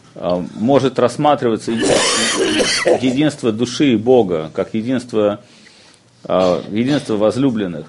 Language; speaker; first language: Russian; native; Russian